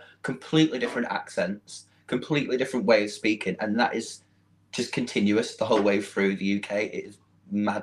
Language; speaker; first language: English; native; English